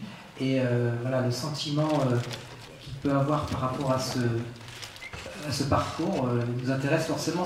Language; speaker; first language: French; native; French